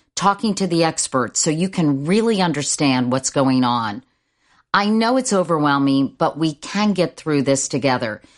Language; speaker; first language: English; native; English